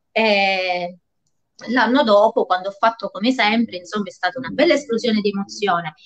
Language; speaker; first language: Italian; native; Italian